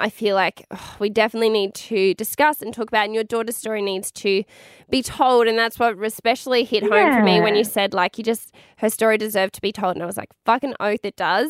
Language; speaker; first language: English; native; English